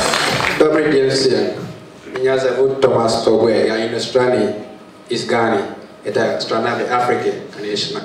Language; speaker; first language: Russian; non-native, learner; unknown